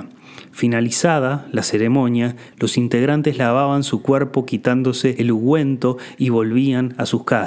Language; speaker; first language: Spanish; native; Spanish